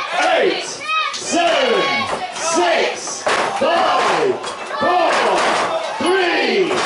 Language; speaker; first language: English; native; English